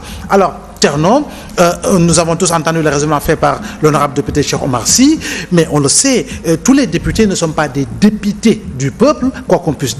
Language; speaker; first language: French; non-native, local second language; Wolof